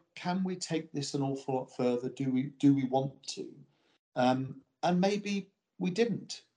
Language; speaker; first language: English; native; English